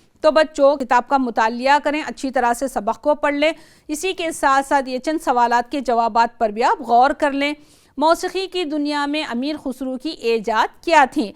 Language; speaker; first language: Urdu; native; Urdu